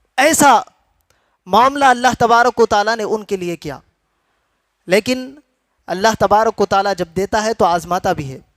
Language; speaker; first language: Urdu; native; Urdu